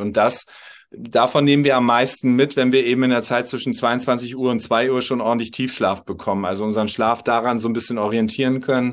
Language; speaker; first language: German; native; German